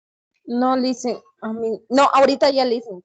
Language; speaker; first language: Spanish; native; Spanish